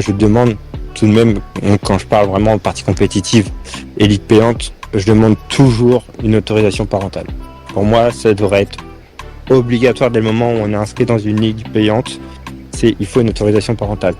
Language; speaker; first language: French; native; French